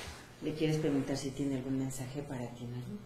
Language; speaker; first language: Spanish; native; Spanish